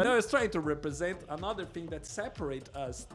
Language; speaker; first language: English; non-native, fluent; Portuguese